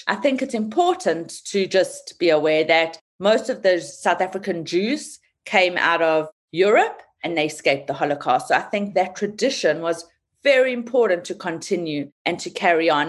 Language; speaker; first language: English; native; English